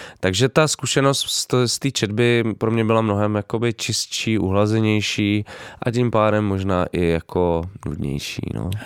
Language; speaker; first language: Czech; native; Czech